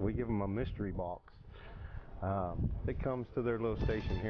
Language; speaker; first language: English; native; English